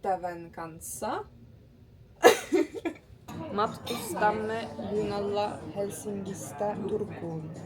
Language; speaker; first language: Finnish; non-native, learner; Turkish